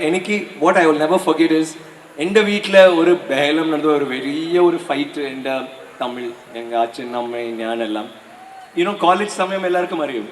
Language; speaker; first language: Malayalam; non-native, learner; Tamil